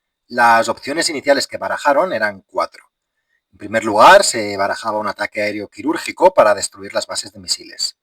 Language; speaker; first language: Spanish; native; Spanish